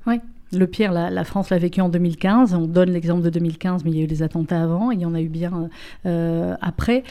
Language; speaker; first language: French; native; French